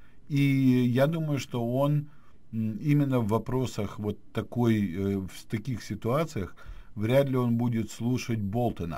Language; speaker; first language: Russian; native; Russian